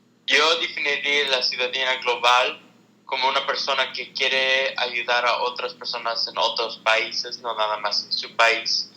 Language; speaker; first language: Spanish; early bilingual, heritage; Spanish